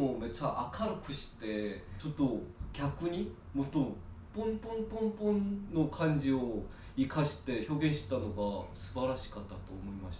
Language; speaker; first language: Japanese; non-native, learner; Korean